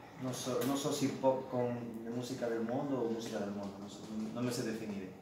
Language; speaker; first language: Italian; non-native, learner; Galician